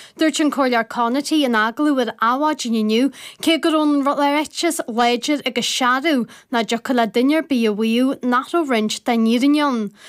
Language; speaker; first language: Irish; native; Irish